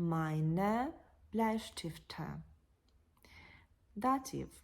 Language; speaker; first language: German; non-native, fluent; Ukrainian